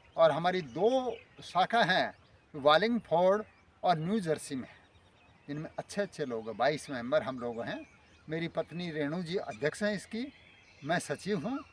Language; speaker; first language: Hindi; native; Hindi